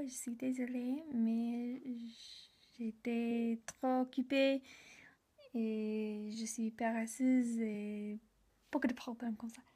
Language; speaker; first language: French; non-native, learner; English